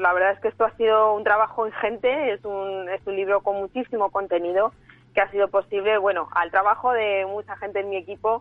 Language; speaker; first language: Spanish; native; Spanish